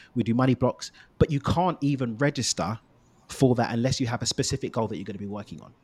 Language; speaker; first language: English; native; English